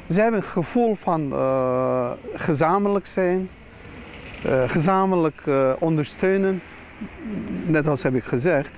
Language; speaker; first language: Dutch; non-native, fluent; Turkish